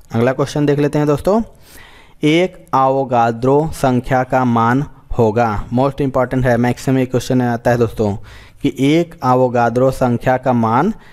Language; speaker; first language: Hindi; native; Hindi